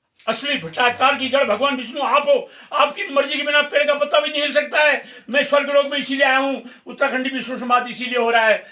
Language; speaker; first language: Hindi; native; Hindi